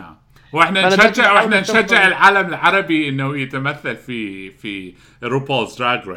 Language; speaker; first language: Arabic; native; Arabic